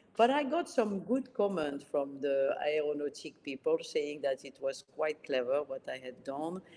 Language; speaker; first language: English; early bilingual, other home language; Arabic